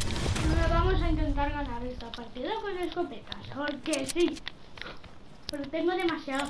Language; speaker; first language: Spanish; native; Spanish